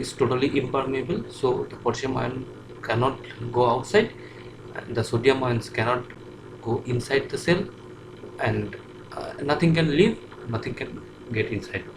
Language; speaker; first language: English; non-native, local second language; Bangla